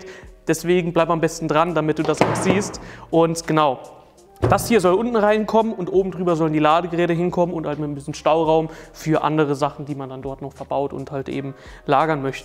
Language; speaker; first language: German; native; German